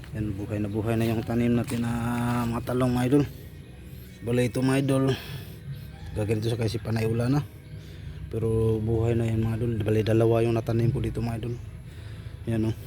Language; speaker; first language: Filipino; non-native, local second language; Cebuano